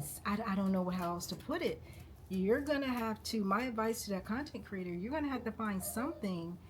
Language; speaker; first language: English; native; English